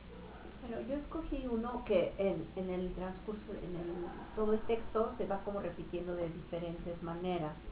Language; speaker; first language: Spanish; native; Spanish